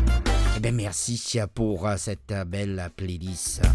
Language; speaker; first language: French; non-native, local second language; Morisyen